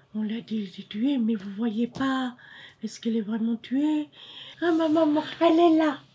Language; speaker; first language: French; non-native, fluent; Khmer